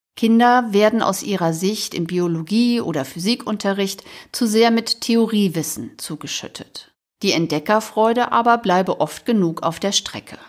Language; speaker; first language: German; native; German